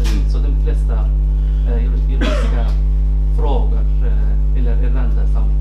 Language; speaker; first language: Swedish; non-native, fluent; Arabic